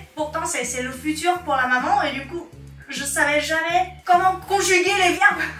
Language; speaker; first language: French; non-native, fluent; Vietnamese